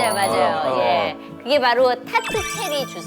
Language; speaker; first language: Korean; native; Korean